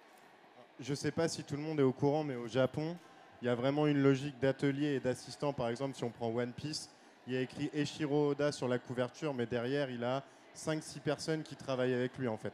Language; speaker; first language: French; native; French